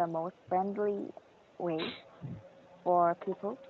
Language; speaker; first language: English; non-native, learner; Korean